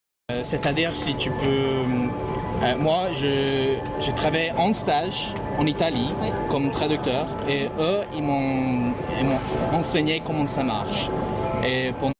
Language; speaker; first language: French; non-native, fluent; English